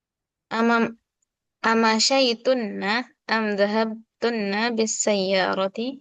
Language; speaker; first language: Arabic; non-native, fluent; Indonesian